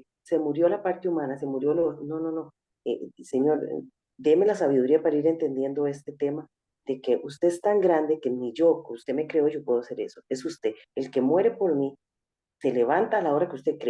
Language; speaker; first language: Spanish; native; Spanish